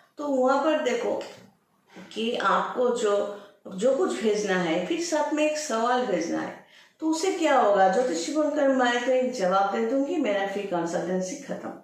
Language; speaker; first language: Hindi; non-native, local second language; Bangla